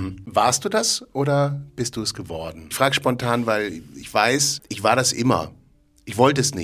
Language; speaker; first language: German; native; German